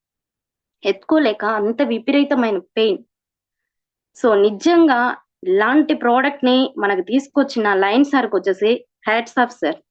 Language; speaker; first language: Telugu; native; Telugu